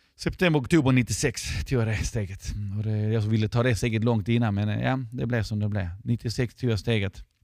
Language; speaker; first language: Swedish; non-native, fluent; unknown